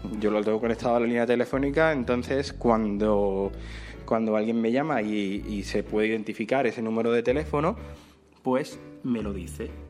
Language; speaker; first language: Spanish; native; Spanish